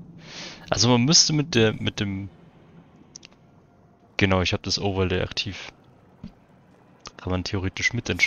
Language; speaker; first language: German; native; German